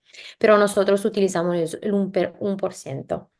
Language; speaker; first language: Spanish; non-native, learner; English